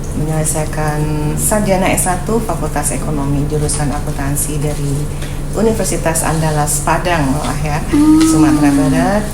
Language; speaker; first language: Indonesian; non-native, local second language; Minangkabau